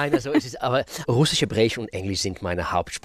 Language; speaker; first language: German; non-native, fluent; Russian